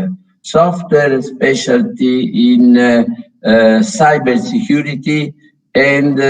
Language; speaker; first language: English; non-native, learner; Italian